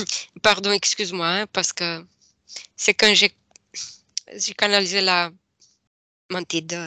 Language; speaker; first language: French; non-native, fluent; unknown